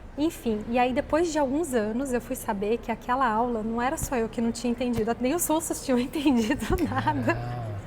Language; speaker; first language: Portuguese; native; Portuguese